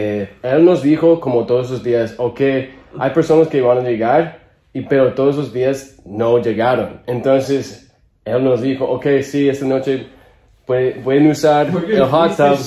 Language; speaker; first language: Spanish; non-native, fluent; English